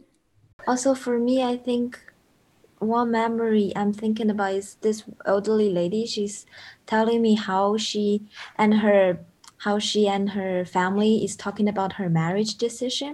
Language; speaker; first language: English; non-native, fluent; Chinese